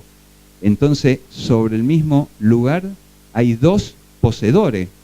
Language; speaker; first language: Spanish; native; Spanish